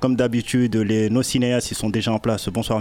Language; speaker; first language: French; native; French